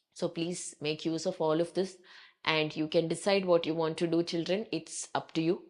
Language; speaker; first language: English; non-native, local second language; Malayalam